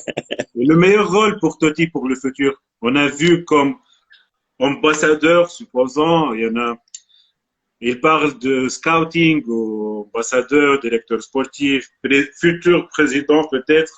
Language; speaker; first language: French; non-native, local second language; Arabic